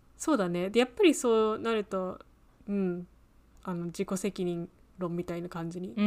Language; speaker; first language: Japanese; early bilingual, heritage; Japanese